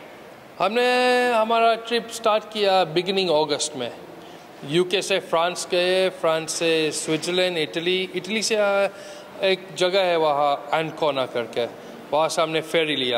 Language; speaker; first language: Hindi; early bilingual, heritage; Hindi